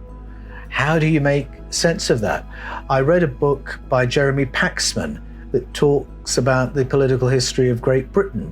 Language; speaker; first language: English; native; English